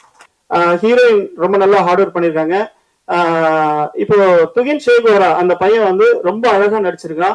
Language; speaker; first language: Tamil; native; Tamil